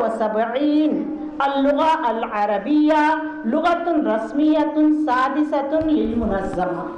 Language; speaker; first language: Arabic; non-native, learner; Urdu